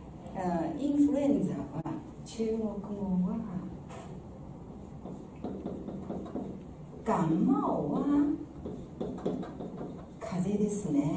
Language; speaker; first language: Japanese; non-native, fluent; Chinese